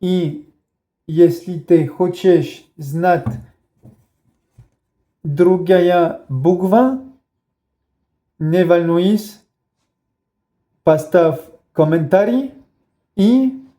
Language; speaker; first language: Russian; non-native, learner; Spanish